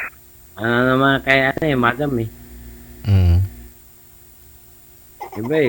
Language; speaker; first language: Filipino; non-native, local second language; Cebuano